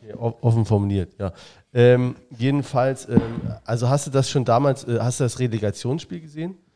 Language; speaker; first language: German; native; German